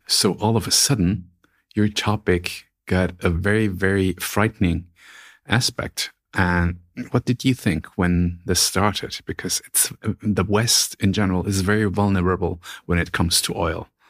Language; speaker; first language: English; non-native, fluent; German